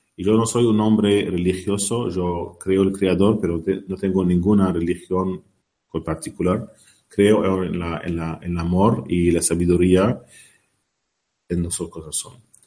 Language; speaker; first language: Spanish; non-native, learner; Arabic